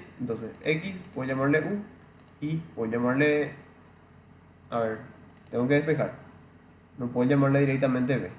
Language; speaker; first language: Spanish; native; Spanish